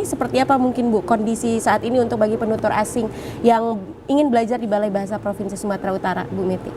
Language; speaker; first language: Indonesian; native; Indonesian